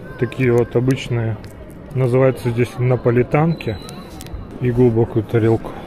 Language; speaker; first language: Russian; native; Russian